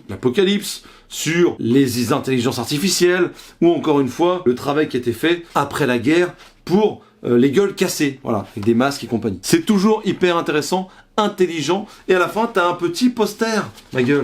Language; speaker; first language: French; native; French